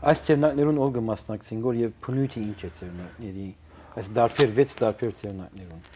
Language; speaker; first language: Armenian; early bilingual, heritage; Armenian